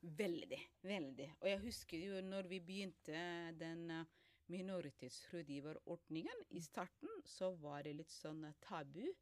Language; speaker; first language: Norwegian; non-native, fluent; Somali